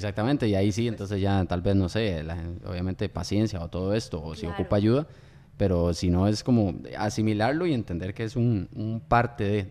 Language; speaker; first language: Spanish; native; Spanish